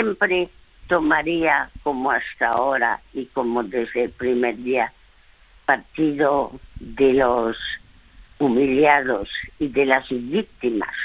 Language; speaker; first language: Spanish; early bilingual, other home language; French